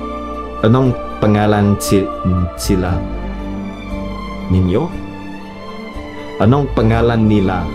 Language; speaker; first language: Filipino; non-native, learner; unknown